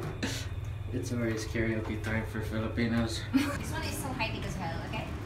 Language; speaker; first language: English; non-native, local second language; Cebuano